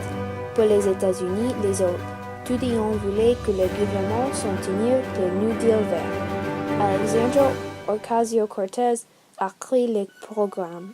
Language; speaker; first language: French; non-native, learner; English